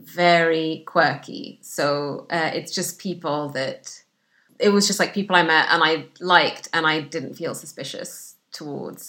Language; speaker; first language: English; non-native, fluent; Arabic